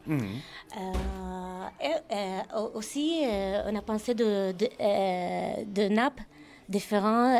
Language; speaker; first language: French; non-native, learner; Arabic